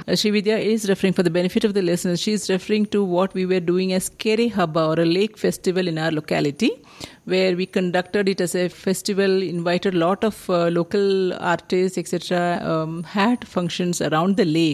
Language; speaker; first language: English; non-native, local second language; Malayalam